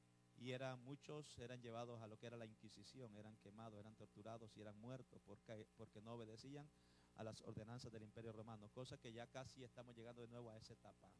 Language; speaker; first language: Spanish; native; Spanish